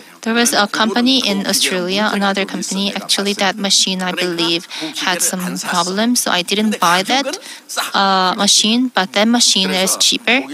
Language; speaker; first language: English; non-native, fluent; Korean